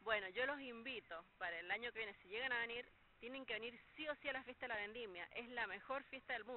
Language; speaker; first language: Spanish; native; Spanish